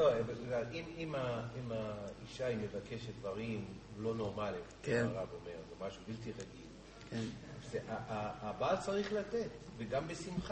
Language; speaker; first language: Hebrew; non-native, fluent; English